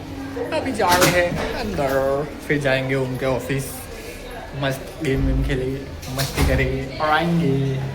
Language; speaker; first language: Hindi; native; Hindi